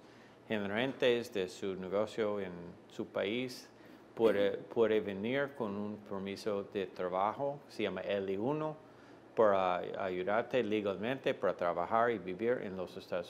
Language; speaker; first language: Spanish; non-native, fluent; English